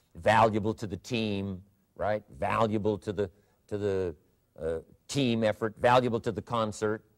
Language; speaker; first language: English; native; English